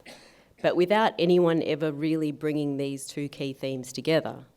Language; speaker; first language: English; native; English